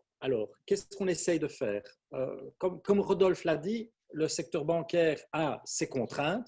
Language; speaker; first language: French; native; French